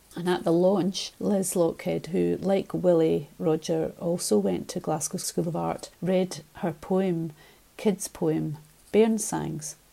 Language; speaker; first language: English; native; English